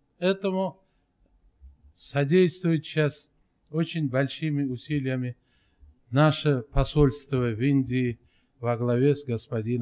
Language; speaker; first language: Russian; non-native, local second language; Uzbek